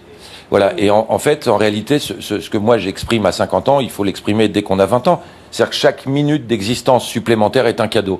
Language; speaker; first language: French; native; French